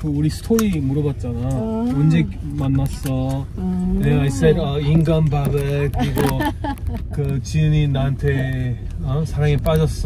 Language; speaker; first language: Korean; non-native, learner; French